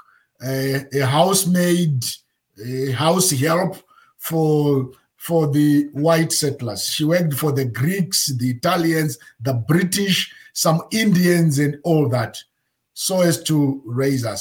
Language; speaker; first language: English; non-native, local second language; Shona